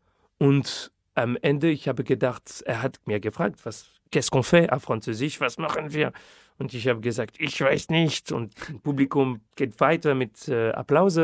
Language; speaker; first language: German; non-native, fluent; French